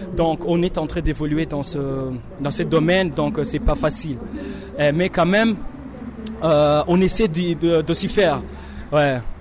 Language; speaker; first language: French; non-native, local second language; Rundi